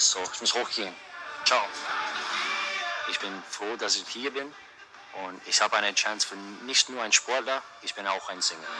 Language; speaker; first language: German; early bilingual, heritage; English